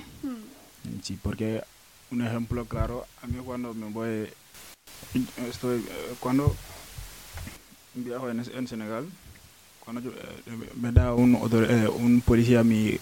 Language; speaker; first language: Spanish; non-native, learner; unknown